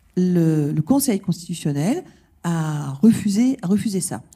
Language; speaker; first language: French; native; French